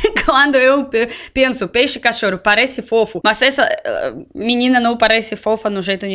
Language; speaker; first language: Portuguese; non-native, learner; Russian